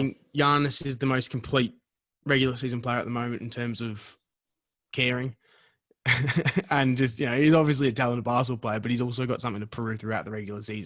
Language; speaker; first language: English; native; English